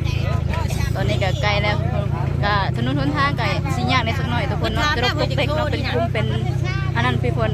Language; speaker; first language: Thai; non-native, local second language; Lao